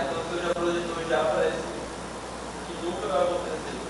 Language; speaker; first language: Portuguese; native; Portuguese